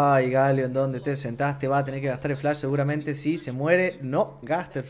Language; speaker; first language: Spanish; native; Spanish